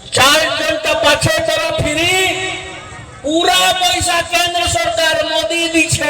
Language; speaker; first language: Bangla; non-native, local second language; Hindi